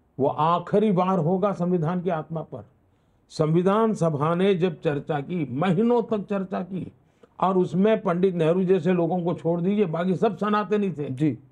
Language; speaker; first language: Hindi; non-native, local second language; Gujarati